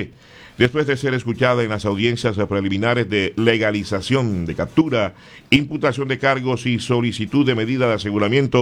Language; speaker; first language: Spanish; native; Spanish